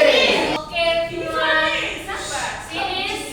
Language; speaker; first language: English; non-native, local second language; Indonesian